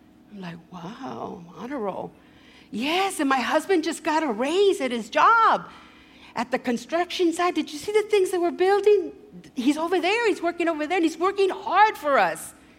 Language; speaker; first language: English; early bilingual, other home language; Spanish